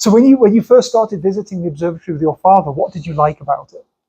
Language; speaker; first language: English; native; English